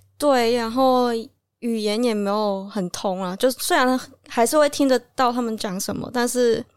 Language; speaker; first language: Chinese; non-native, local second language; Cantonese